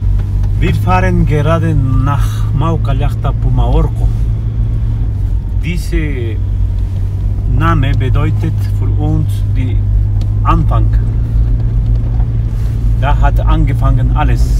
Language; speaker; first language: German; non-native, learner; Spanish